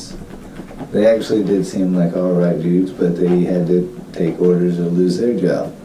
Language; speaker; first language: English; native; English